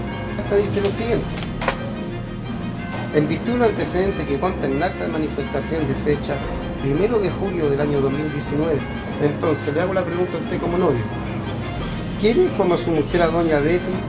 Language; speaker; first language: Spanish; native; Spanish